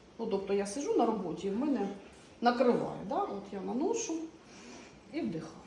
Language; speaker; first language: Ukrainian; non-native, local second language; Russian